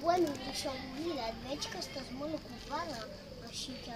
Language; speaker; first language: Catalan; non-native, local second language; Arabic